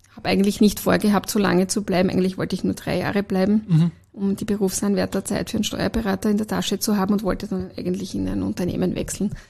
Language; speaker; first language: German; native; German